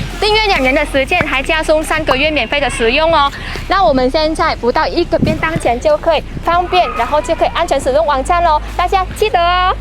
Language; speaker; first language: Chinese; non-native, fluent; Vietnamese